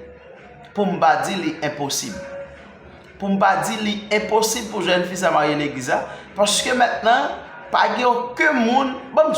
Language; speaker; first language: French; non-native, learner; Haitian Creole